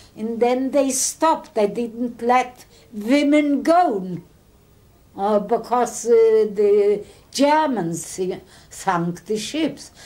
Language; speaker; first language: English; early bilingual, other home language; Polish